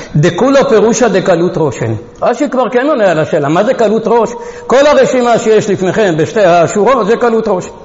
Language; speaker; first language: Hebrew; non-native, fluent; Hungarian